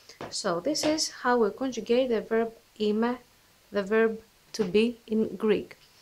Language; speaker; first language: English; non-native, fluent; Greek